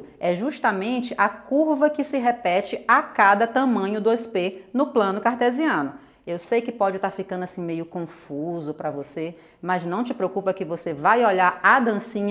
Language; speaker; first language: Portuguese; native; Portuguese